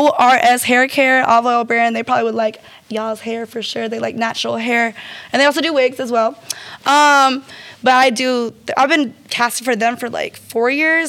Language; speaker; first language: English; native; English